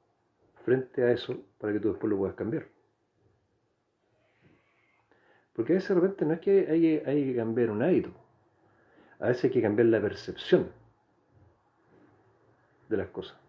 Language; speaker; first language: Spanish; native; Spanish